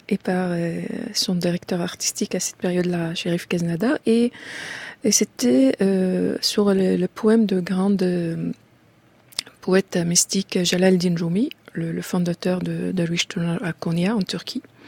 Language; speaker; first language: French; non-native, fluent; Arabic